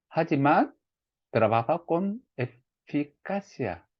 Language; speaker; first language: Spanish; non-native, fluent; Korean